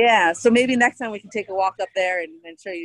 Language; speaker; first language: English; native; English